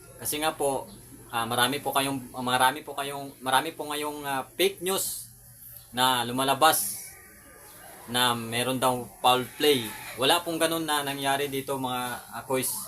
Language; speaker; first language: Filipino; non-native, local second language; Aklanon